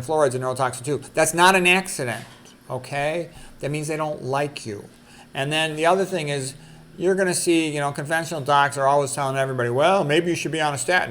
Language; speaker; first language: English; native; English